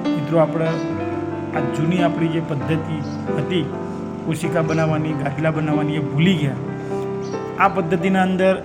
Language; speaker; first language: Gujarati; native; Gujarati